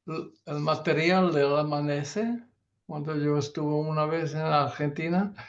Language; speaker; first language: Spanish; non-native, learner; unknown